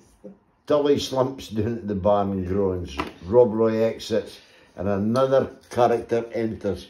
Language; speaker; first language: English; native; English